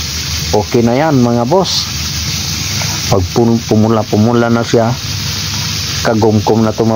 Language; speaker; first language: Filipino; non-native, local second language; Cebuano